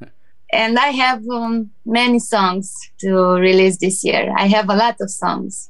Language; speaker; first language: English; non-native, learner; Romanian